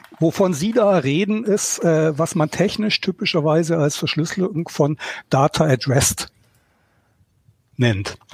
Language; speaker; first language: German; native; German